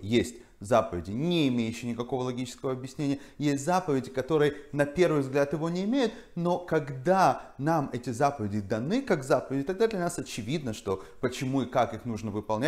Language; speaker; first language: Russian; native; Russian